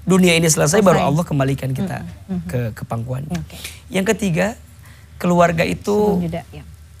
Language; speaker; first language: Indonesian; native; Indonesian